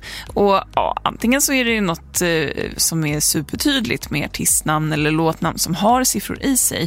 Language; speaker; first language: Swedish; native; Swedish